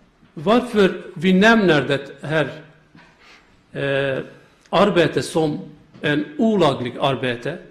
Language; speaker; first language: Swedish; non-native, learner; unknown